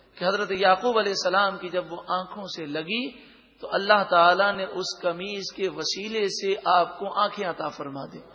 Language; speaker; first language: Urdu; native; Urdu